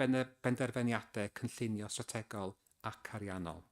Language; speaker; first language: Welsh; native; Welsh